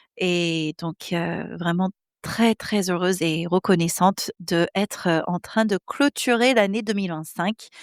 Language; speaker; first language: French; non-native, fluent; English